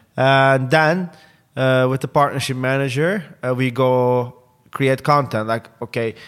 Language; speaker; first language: English; non-native, fluent; Turkish